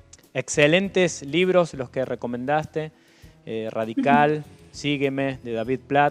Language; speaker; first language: Spanish; native; Spanish